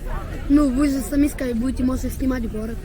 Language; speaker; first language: Russian; native; Russian